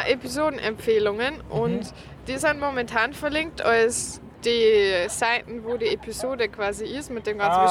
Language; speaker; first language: German; native; German